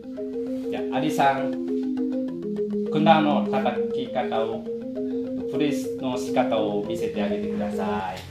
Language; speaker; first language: Japanese; non-native, fluent; Indonesian